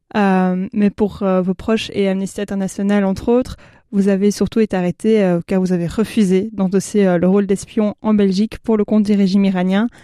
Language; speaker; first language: French; native; French